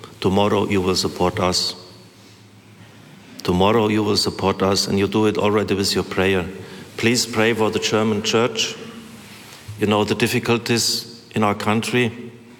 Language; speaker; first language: English; non-native, fluent; German